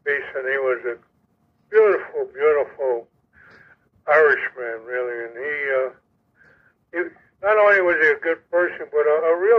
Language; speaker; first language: English; native; English